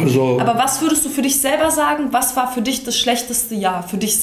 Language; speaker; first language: German; early bilingual, other home language; Serbian